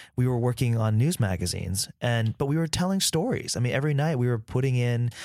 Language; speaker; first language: English; early bilingual, other home language; Vietnamese